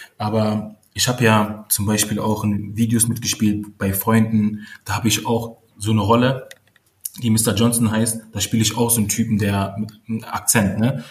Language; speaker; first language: German; early bilingual, other home language; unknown